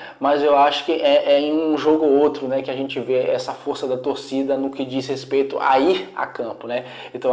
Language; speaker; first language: Portuguese; native; Portuguese